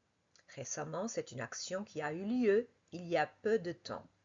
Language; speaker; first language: French; non-native, fluent; Portuguese